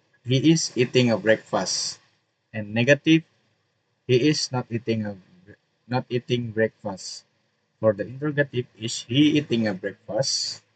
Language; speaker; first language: English; non-native, learner; Indonesian